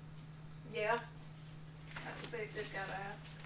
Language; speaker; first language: English; native; English